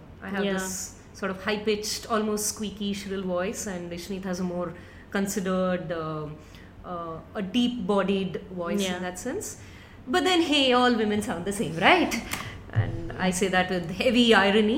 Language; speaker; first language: English; non-native, local second language; Tamil